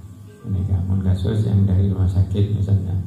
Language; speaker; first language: Indonesian; native; Indonesian